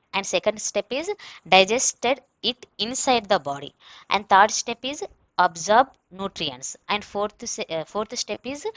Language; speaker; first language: English; non-native, local second language; Telugu